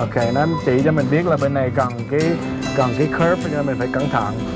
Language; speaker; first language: Vietnamese; early bilingual, heritage; Vietnamese